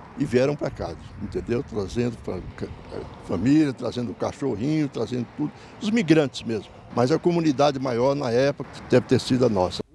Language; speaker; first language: Portuguese; native; Portuguese